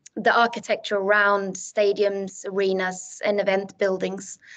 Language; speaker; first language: English; non-native, fluent; Swedish